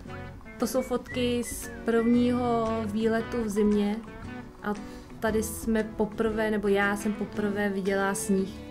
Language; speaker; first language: Czech; early bilingual, other home language; Vietnamese